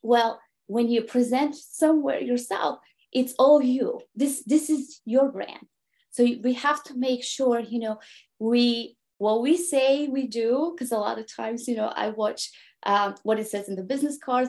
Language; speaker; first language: English; non-native, fluent; Bulgarian